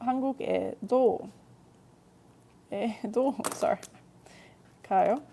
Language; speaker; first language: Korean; non-native, fluent; English